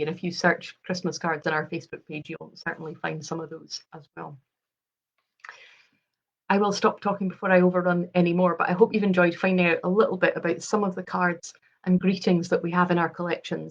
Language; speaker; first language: English; native; English